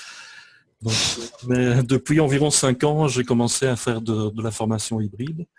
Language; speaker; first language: French; native; French